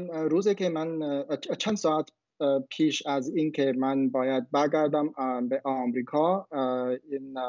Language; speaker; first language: Persian; non-native, fluent; Chinese